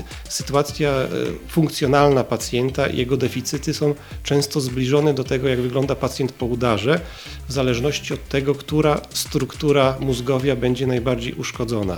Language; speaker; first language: Polish; native; Polish